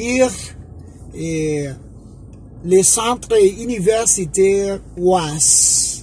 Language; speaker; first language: French; non-native, fluent; Spanish